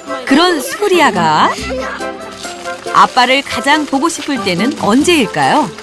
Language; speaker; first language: Korean; native; Korean